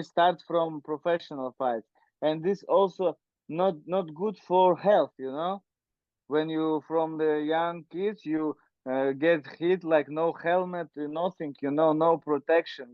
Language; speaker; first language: English; non-native, learner; Russian